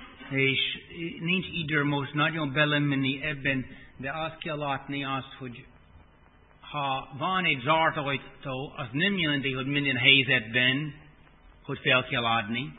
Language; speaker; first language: Hungarian; non-native, fluent; English